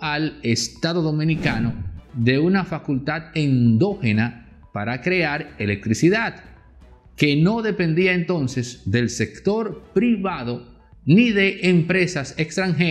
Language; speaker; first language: Spanish; native; Spanish